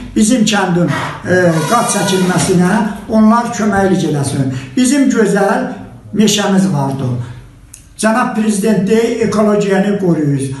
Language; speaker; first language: Azerbaijani; native; Azerbaijani